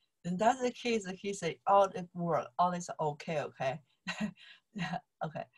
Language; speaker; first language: English; non-native, learner; Chinese